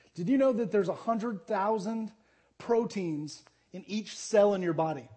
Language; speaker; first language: English; native; English